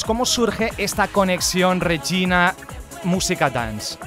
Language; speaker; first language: Spanish; native; Spanish